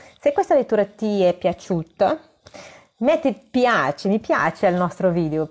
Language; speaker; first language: Italian; non-native, fluent; Portuguese